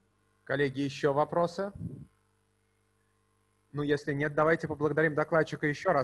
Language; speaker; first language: Russian; native; Russian